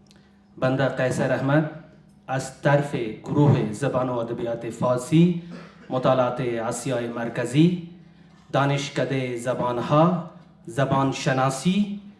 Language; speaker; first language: Persian; non-native, fluent; Urdu